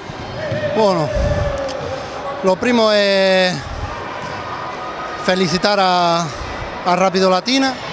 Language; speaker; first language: Italian; non-native, learner; Spanish